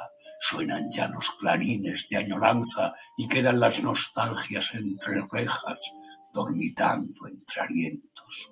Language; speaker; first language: Spanish; native; Spanish